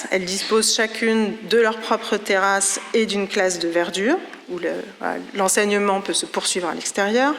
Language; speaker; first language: French; native; French